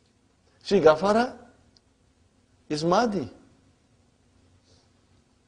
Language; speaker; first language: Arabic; non-native, fluent; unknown